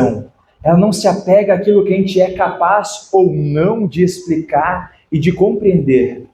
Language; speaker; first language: Portuguese; native; Portuguese